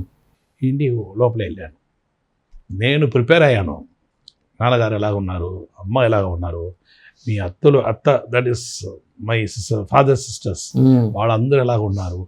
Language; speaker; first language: Telugu; non-native, local second language; Tamil